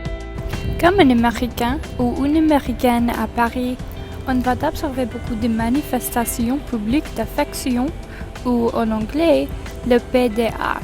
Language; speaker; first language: French; non-native, learner; English